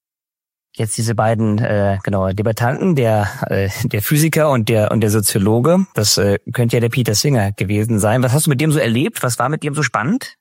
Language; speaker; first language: German; native; German